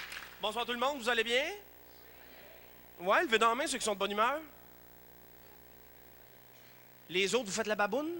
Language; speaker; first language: French; native; French